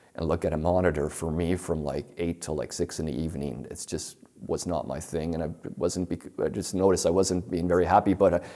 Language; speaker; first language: English; native; English